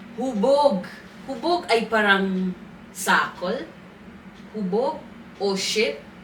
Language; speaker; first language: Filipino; non-native, fluent; Swahili